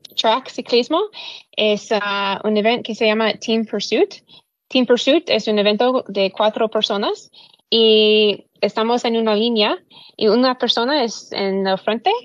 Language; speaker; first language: Spanish; non-native, learner; English